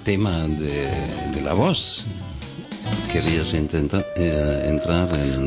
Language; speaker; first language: Spanish; non-native, fluent; German